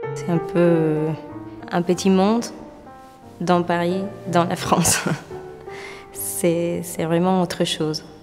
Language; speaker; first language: French; non-native, fluent; Spanish